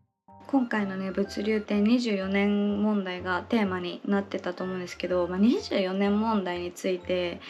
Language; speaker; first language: Japanese; native; Japanese